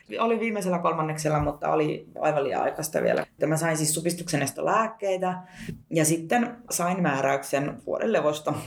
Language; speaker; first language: Finnish; early bilingual, other home language; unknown